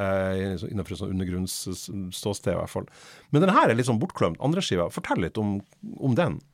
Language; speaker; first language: Norwegian; native; Norwegian